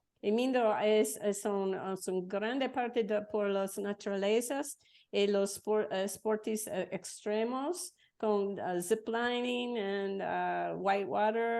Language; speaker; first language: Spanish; non-native, learner; English